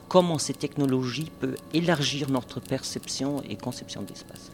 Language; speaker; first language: French; non-native, fluent; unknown